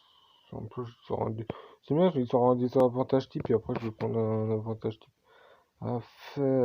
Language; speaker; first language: French; native; French